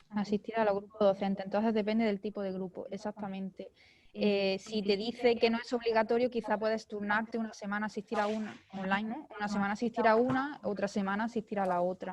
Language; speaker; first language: Spanish; native; Spanish